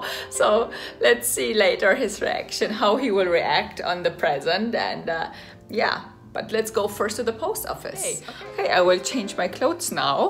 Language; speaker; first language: English; non-native, fluent; German